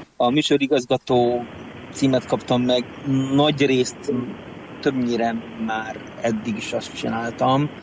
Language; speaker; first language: Hungarian; native; Hungarian